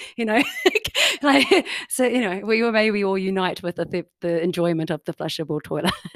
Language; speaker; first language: English; native; English